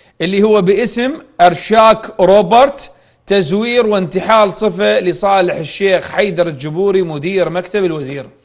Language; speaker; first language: Arabic; native; Arabic